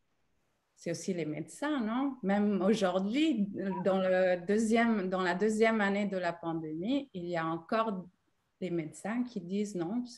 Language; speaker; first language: French; non-native, fluent; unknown